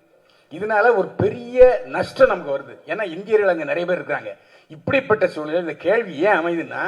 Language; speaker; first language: Tamil; native; Tamil